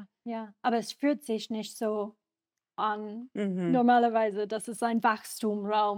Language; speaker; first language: German; non-native, learner; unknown